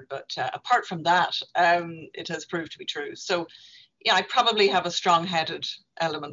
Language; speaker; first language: English; native; English